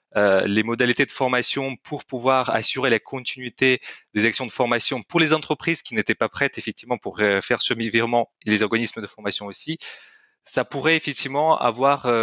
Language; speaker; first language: French; non-native, fluent; Russian